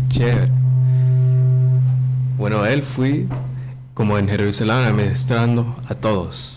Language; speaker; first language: Spanish; non-native, learner; English